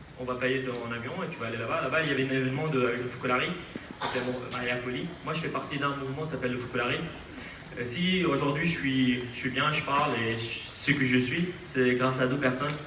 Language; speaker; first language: French; non-native, fluent; Aramaic